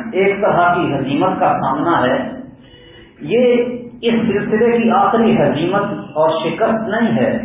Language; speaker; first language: Urdu; non-native, local second language; Punjabi